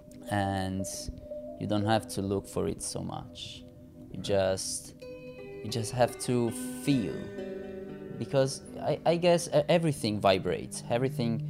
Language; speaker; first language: English; non-native, fluent; Italian